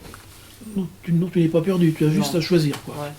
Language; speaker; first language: French; native; French